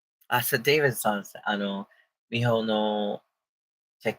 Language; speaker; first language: Japanese; non-native, learner; English